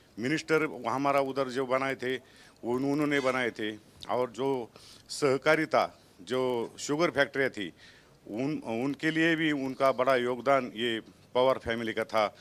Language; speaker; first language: Hindi; non-native, local second language; Marathi